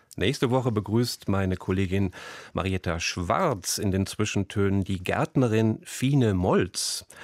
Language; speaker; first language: German; native; German